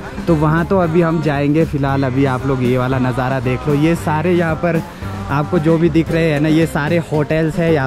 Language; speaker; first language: Hindi; non-native, local second language; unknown